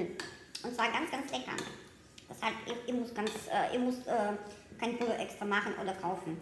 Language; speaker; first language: German; non-native, fluent; Russian